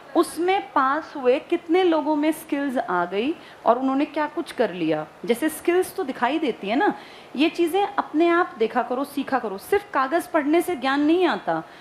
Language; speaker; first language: Hindi; native; Hindi